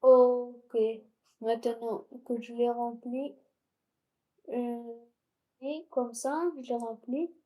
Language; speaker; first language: French; non-native, local second language; Arabic